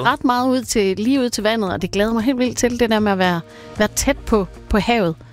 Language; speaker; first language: Danish; native; Danish